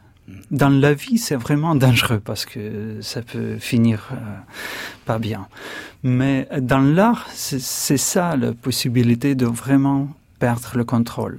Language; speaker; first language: French; non-native, fluent; Russian